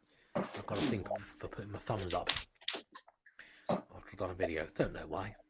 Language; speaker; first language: English; native; English